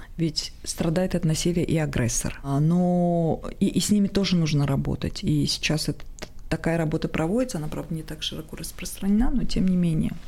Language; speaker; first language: Russian; non-native, local second language; Tajik